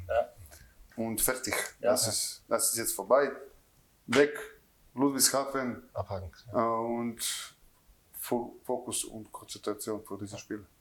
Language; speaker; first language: German; non-native, learner; Croatian